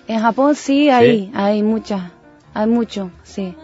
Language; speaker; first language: Spanish; non-native, learner; Japanese